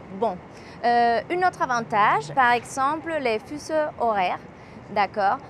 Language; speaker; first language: French; non-native, fluent; Spanish